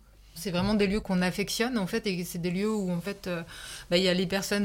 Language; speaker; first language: French; native; French